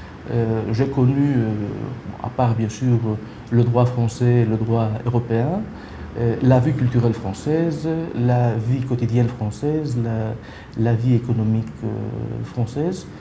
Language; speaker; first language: French; non-native, fluent; Greek